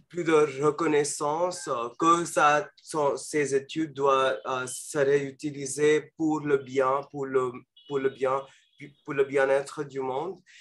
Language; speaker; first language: French; non-native, fluent; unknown